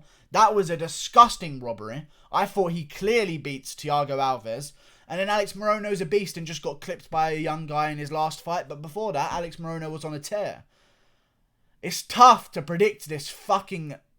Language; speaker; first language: English; native; English